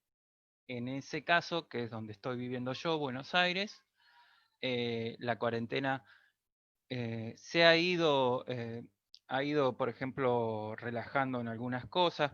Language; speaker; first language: Spanish; native; Spanish